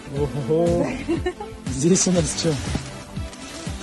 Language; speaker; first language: Russian; non-native, local second language; Kazakh